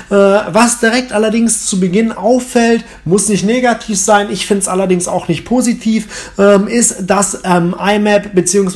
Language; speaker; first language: German; native; German